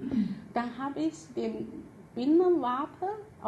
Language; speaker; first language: German; non-native, fluent; Chinese